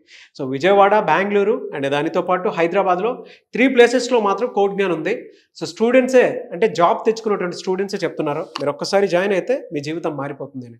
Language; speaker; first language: Telugu; native; Telugu